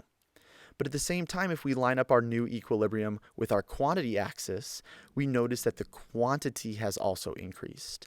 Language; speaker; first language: English; native; English